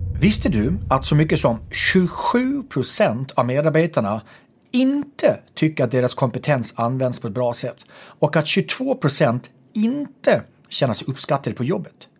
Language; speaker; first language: Swedish; native; Swedish